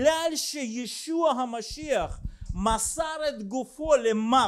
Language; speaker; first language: Hebrew; non-native, fluent; Russian